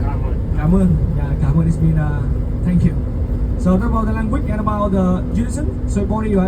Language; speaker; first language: English; non-native, fluent; Vietnamese